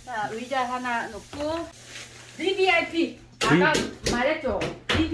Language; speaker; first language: Korean; non-native, learner; Vietnamese